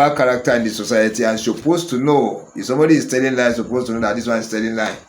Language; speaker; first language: English; non-native, local second language; Yoruba